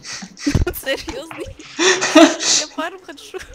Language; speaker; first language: Russian; non-native, learner; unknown